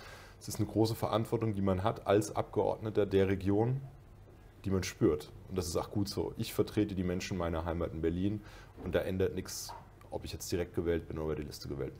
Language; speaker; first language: German; native; German